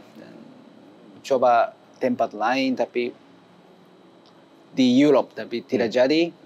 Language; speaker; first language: Indonesian; non-native, learner; Japanese